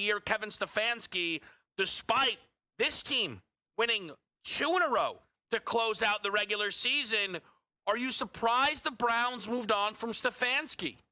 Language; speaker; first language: English; native; English